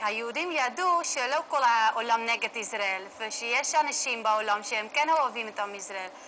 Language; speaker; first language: Hebrew; non-native, learner; Dutch